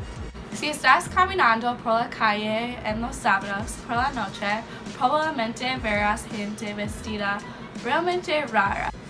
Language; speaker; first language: Spanish; non-native, learner; English